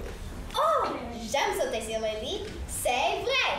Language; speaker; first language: French; non-native, learner; English